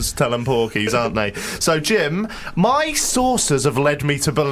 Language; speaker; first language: English; native; English